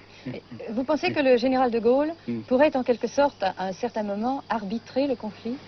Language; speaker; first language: French; native; French